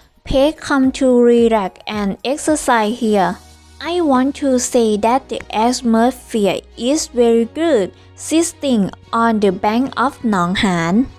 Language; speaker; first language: English; non-native, learner; Thai